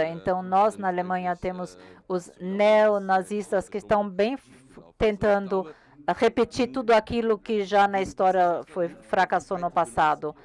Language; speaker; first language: Portuguese; non-native, learner; German